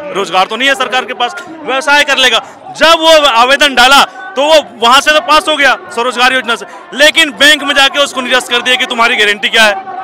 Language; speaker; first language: Hindi; native; Hindi